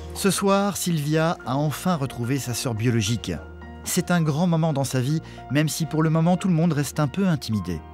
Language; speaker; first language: French; native; French